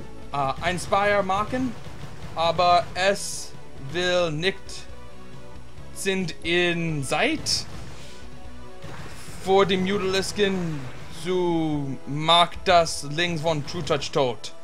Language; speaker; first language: German; non-native, learner; English